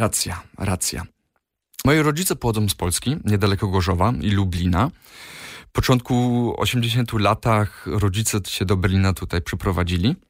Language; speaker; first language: Polish; early bilingual, heritage; Polish